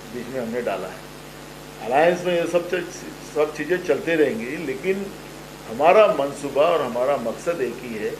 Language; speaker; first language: Hindi; non-native, local second language; Marathi